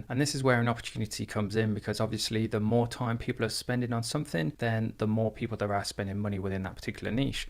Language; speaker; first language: English; native; English